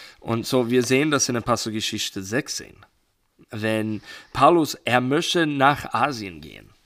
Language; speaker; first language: German; non-native, learner; English